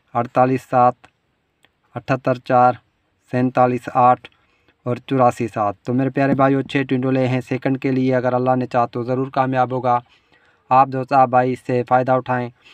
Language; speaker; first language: Urdu; non-native, local second language; Punjabi